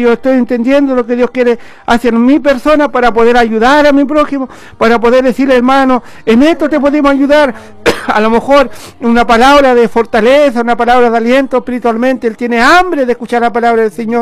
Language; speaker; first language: Spanish; native; Spanish